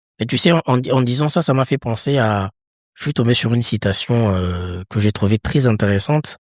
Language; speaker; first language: French; non-native, local second language; Lingala